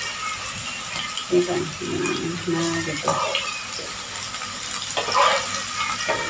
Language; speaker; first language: Indonesian; native; Indonesian